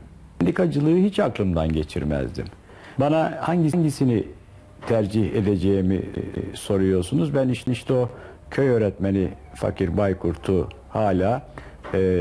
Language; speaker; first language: Turkish; native; Turkish